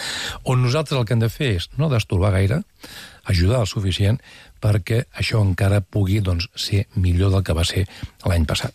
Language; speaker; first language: Catalan; native; Catalan